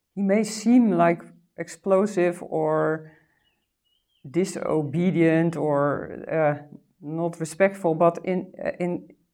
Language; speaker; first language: English; non-native, fluent; Dutch